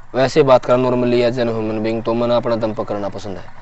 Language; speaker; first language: Hindi; native; Hindi